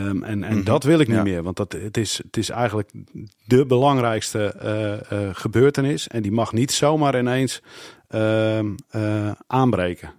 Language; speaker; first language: Dutch; native; Dutch